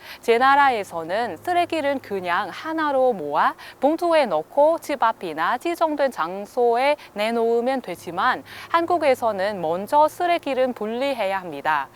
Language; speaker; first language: Korean; non-native, fluent; Vietnamese